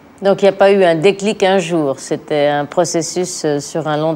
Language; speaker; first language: French; native; French